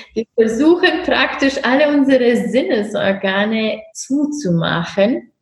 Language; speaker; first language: German; non-native, fluent; Romanian